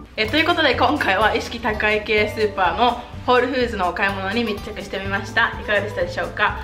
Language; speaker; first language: Japanese; early bilingual, heritage; Japanese